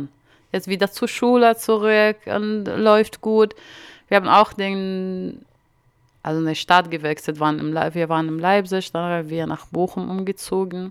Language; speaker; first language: German; non-native, learner; Arabic